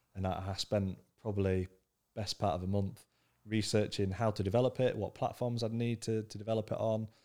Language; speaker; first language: English; native; English